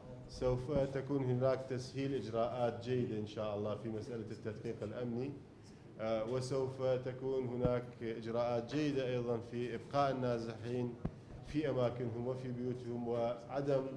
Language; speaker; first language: Arabic; native; Arabic